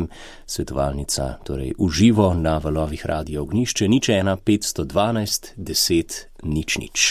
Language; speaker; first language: Slovenian; native; Slovenian